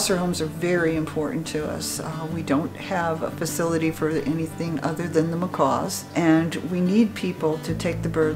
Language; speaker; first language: English; native; English